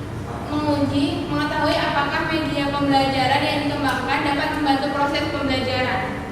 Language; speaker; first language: Indonesian; native; Indonesian